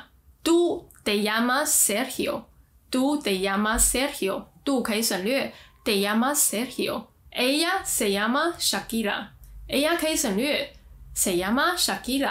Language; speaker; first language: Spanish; non-native, fluent; Chinese